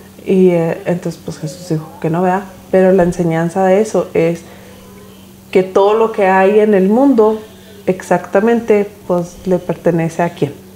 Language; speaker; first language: Spanish; early bilingual, heritage; Spanish